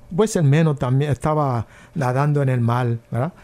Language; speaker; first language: Spanish; non-native, fluent; Korean